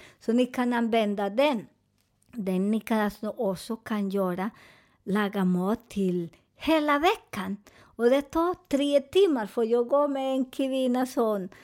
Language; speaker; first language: Swedish; non-native, fluent; Spanish